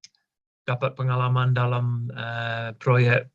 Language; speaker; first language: Indonesian; non-native, fluent; English